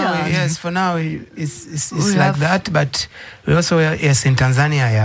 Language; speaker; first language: English; non-native, fluent; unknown